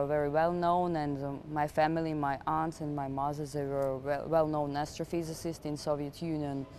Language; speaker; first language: English; non-native, fluent; Russian